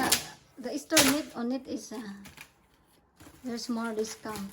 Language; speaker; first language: English; non-native, learner; Filipino